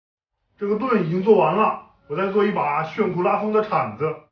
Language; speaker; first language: Chinese; native; Chinese